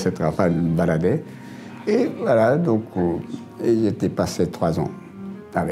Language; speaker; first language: French; non-native, learner; Japanese